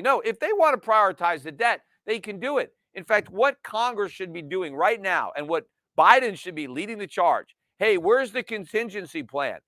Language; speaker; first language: English; native; English